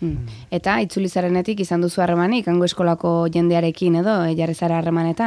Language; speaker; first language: Basque; native; Basque